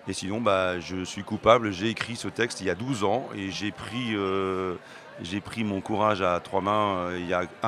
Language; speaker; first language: French; native; French